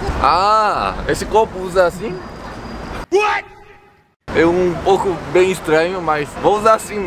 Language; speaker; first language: Portuguese; non-native, learner; Korean